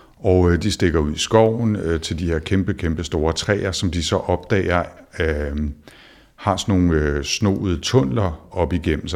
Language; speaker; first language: Danish; native; Danish